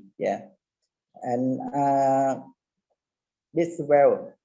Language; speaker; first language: English; non-native, learner; Khmer